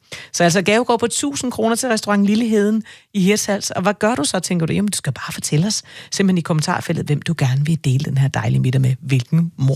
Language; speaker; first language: Danish; native; Danish